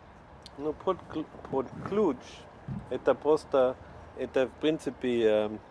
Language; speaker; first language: Russian; non-native, learner; Polish